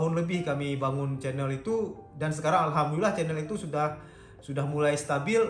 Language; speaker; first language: Indonesian; native; Indonesian